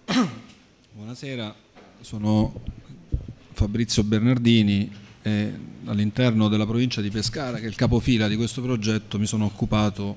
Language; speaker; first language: Italian; native; Italian